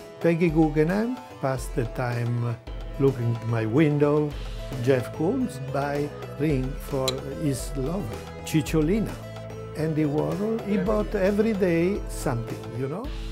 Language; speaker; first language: English; non-native, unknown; Italian